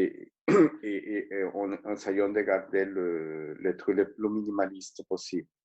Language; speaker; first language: French; non-native, fluent; Spanish